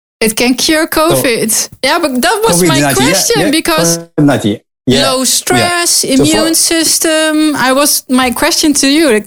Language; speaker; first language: English; non-native, learner; Dutch